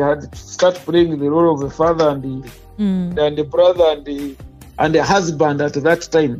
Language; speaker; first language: English; non-native, local second language; Nyankole